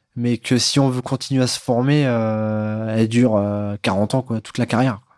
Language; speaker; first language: French; native; French